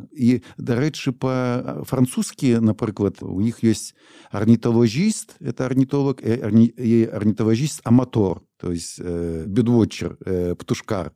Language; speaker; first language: Belarusian; non-native, local second language; Russian